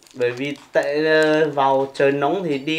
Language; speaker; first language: Vietnamese; non-native, local second language; Hmong